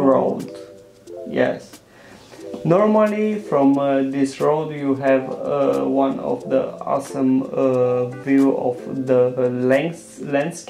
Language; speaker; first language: English; non-native, learner; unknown